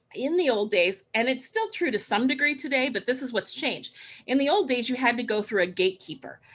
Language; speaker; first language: English; native; English